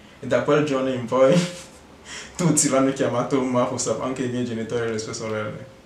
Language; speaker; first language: Italian; non-native, fluent; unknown